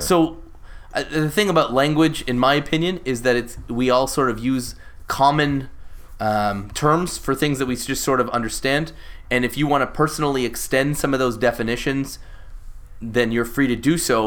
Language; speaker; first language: English; native; English